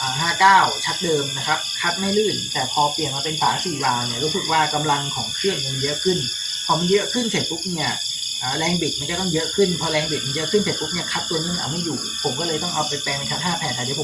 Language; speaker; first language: Thai; native; Thai